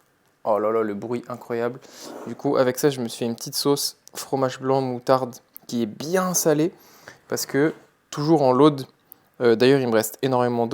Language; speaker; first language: French; native; French